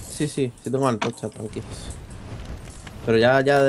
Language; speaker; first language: Spanish; native; Spanish